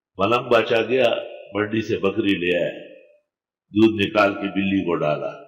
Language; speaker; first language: Urdu; non-native, local second language; Pashto